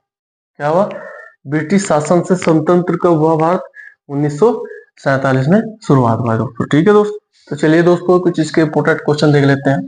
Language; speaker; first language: Hindi; native; Hindi